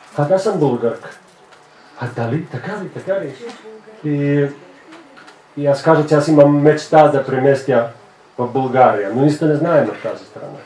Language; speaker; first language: Bulgarian; non-native, fluent; Finnish